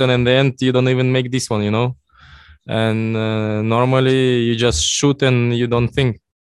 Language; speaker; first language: English; non-native, fluent; Russian